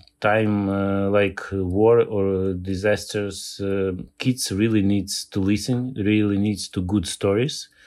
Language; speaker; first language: English; non-native, learner; Ukrainian